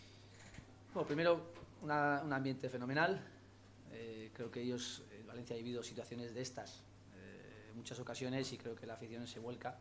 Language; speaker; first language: Spanish; native; Spanish